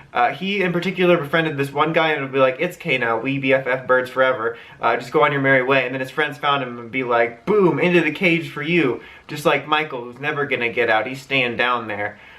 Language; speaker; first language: English; native; English